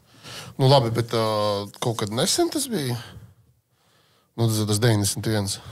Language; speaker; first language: Latvian; native; Latvian